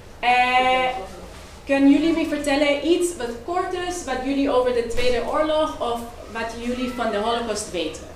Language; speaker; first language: Dutch; non-native, fluent; Hebrew